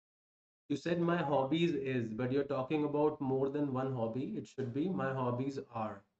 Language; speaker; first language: English; non-native, local second language; Hindi